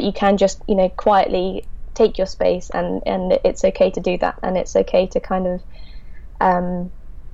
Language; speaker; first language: English; native; English